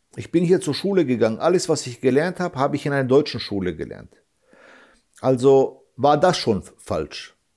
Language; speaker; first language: German; early bilingual, other home language; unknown